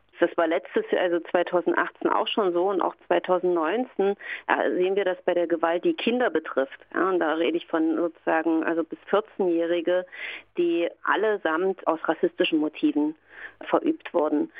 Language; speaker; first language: German; native; German